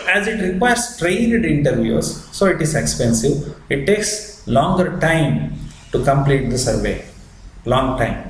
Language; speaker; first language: English; non-native, local second language; Kannada